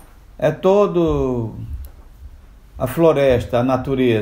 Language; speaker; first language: Portuguese; non-native, local second language; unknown